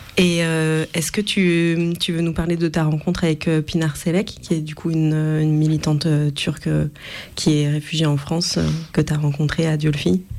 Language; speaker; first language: French; native; French